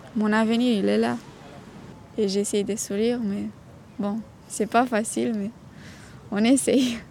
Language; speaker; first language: French; non-native, learner; Romanian